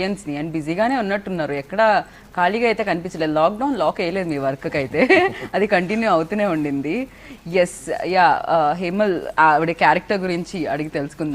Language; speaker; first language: Telugu; native; Telugu